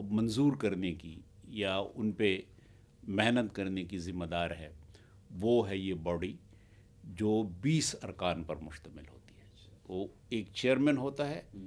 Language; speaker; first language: Urdu; non-native, local second language; Pashto